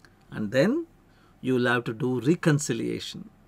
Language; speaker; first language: English; non-native, local second language; Tamil